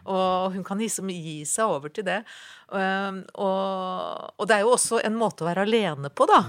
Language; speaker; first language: Norwegian; native; Norwegian